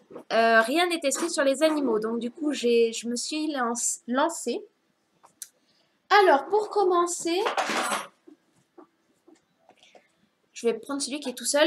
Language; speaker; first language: French; native; French